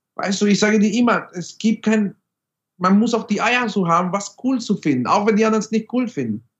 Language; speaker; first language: German; non-native, fluent; Spanish